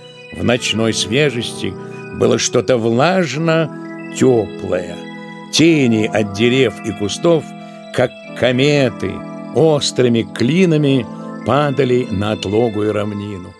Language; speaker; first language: Russian; native; Russian